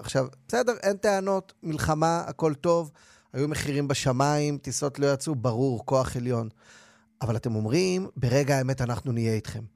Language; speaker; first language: Hebrew; native; Hebrew